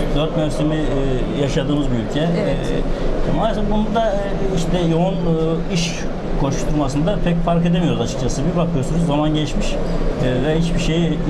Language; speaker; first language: Turkish; native; Turkish